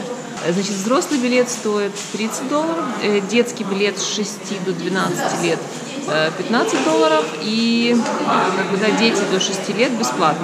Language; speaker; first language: Russian; native; Russian